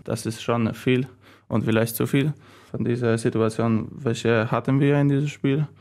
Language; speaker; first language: German; non-native, learner; Polish